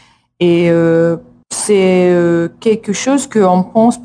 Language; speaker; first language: French; non-native, learner; English